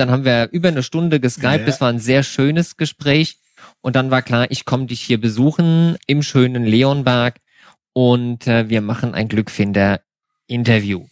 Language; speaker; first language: German; native; German